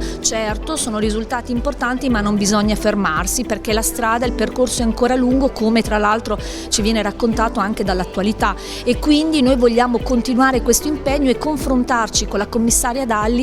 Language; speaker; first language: Italian; native; Italian